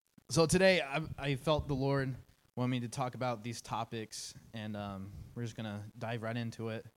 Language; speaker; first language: English; native; English